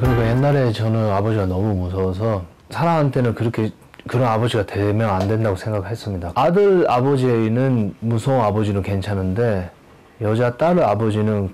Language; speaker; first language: Korean; non-native, fluent; Japanese